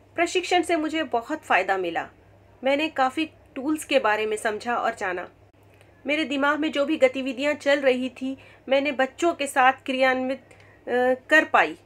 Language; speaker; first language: Hindi; native; Hindi